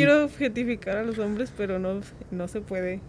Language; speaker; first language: Spanish; native; Spanish